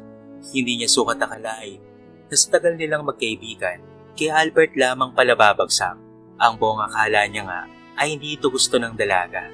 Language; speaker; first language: Filipino; native; Filipino